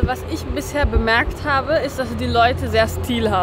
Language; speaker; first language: German; early bilingual, other home language; Persian